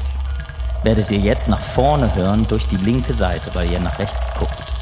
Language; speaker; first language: German; native; German